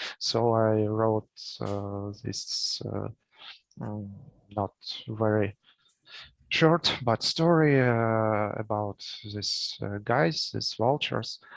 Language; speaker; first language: English; non-native, learner; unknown